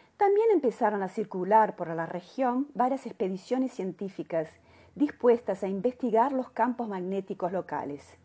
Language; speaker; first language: Spanish; non-native, fluent; Portuguese